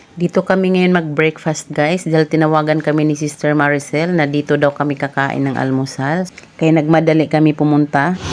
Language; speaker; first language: Filipino; non-native, local second language; Cebuano